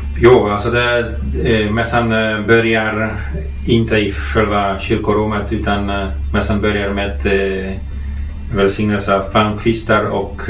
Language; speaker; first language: Swedish; non-native, fluent; Polish